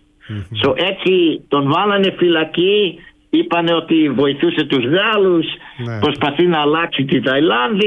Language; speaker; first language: Greek; early bilingual, heritage; Greek